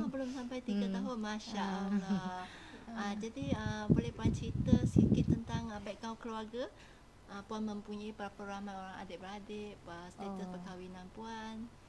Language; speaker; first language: Malay; non-native, local second language; Chinese